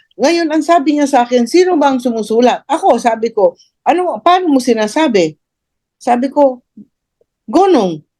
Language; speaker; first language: Filipino; native; Filipino